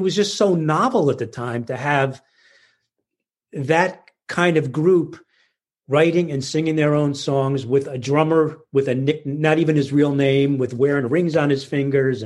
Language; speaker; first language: English; native; English